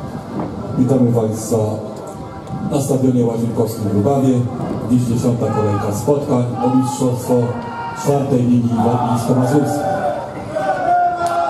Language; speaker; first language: Polish; native; Polish